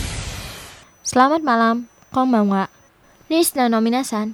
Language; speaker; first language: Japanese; non-native, fluent; Indonesian